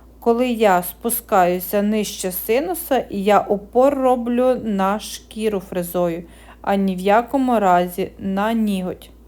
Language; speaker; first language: Ukrainian; native; Ukrainian